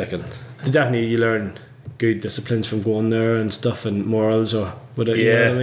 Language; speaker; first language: English; native; English